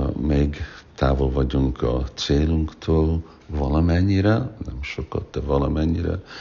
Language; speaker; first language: Hungarian; early bilingual, heritage; Hungarian